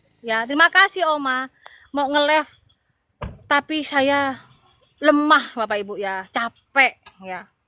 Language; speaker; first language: Indonesian; non-native, local second language; Madurese